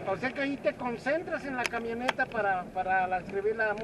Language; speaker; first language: Spanish; native; Spanish